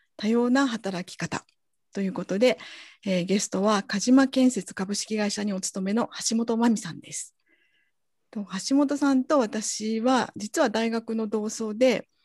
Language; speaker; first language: Japanese; native; Japanese